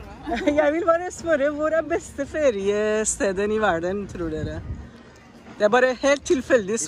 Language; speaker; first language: Norwegian; non-native, learner; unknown